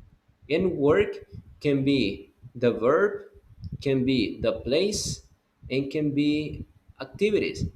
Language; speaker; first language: English; non-native, fluent; Spanish